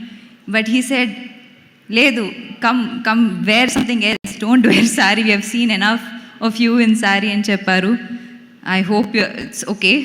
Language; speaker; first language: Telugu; non-native, local second language; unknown